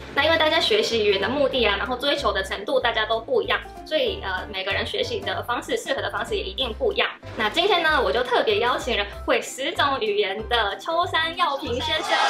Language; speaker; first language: Chinese; non-native, fluent; Japanese